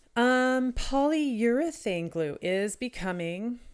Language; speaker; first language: English; native; English